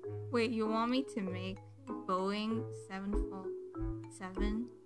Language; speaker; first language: English; non-native, local second language; Cantonese